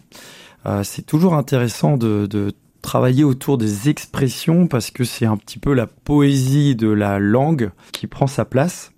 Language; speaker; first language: French; native; French